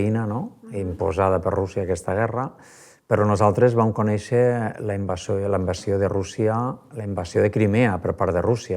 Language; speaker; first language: Catalan; native; Catalan